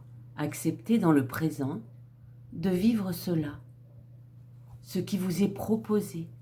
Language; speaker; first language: French; native; French